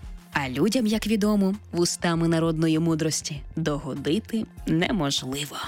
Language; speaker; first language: Ukrainian; native; Ukrainian